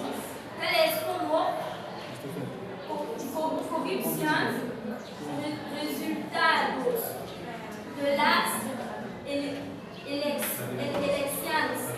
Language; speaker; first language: Spanish; non-native, learner; French